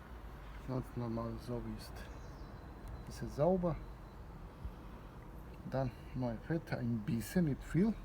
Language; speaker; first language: German; non-native, learner; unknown